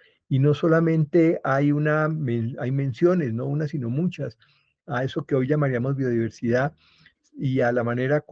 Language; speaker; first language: Spanish; native; Spanish